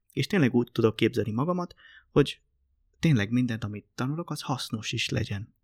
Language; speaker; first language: Hungarian; non-native, fluent; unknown